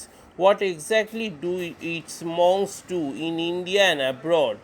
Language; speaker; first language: English; non-native, local second language; Bangla